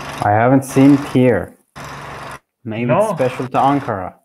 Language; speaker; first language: English; non-native, learner; Turkish